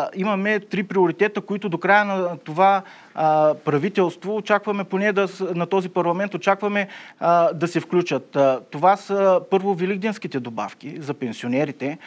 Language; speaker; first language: Bulgarian; native; Bulgarian